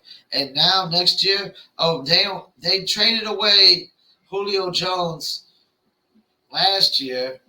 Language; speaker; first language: English; native; English